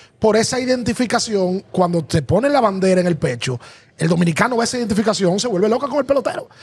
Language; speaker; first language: Spanish; native; Spanish